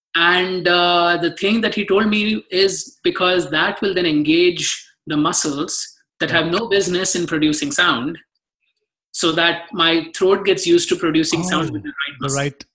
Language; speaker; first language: English; non-native, local second language; Telugu